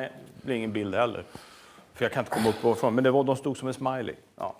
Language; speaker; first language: Swedish; native; Swedish